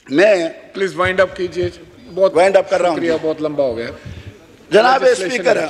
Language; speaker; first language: Urdu; non-native, local second language; Khowar